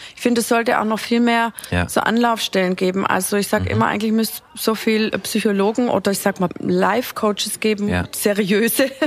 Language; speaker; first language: German; native; German